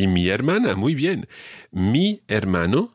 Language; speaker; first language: Spanish; non-native, fluent; English